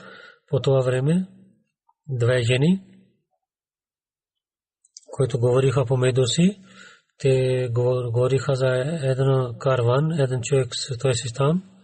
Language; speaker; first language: Bulgarian; non-native, learner; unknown